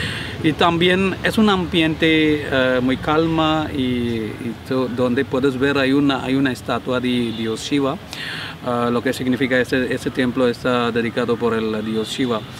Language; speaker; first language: Spanish; non-native, learner; Malayalam